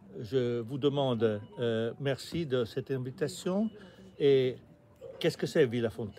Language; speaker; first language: French; non-native, learner; Italian